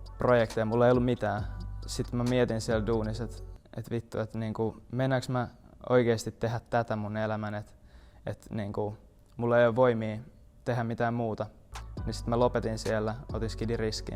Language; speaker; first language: Finnish; native; Finnish